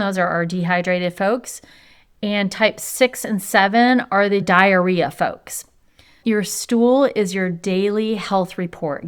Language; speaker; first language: English; native; English